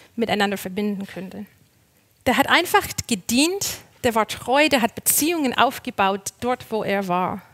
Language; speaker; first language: German; non-native, fluent; English